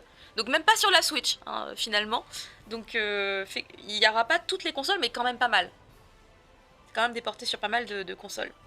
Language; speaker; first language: French; native; French